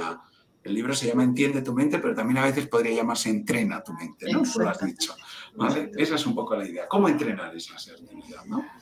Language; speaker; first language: Spanish; native; Spanish